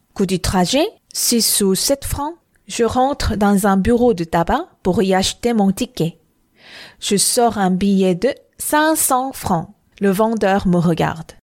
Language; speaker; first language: French; non-native, fluent; Korean